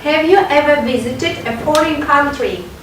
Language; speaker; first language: English; non-native, fluent; Russian